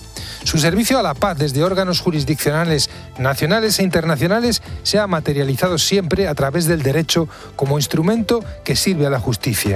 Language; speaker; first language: Spanish; native; Spanish